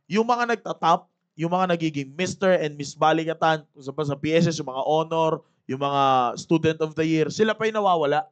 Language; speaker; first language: Filipino; native; Filipino